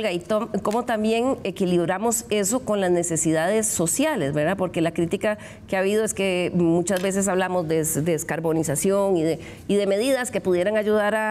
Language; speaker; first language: Spanish; native; Spanish